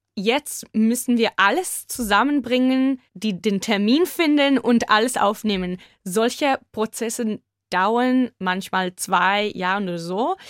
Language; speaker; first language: German; non-native, fluent; Hebrew